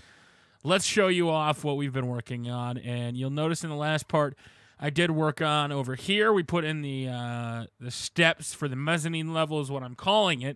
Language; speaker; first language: English; native; English